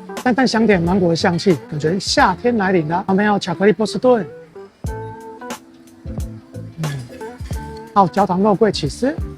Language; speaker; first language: Chinese; native; Chinese